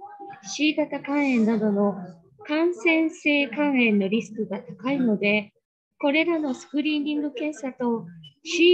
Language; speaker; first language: Japanese; native; Japanese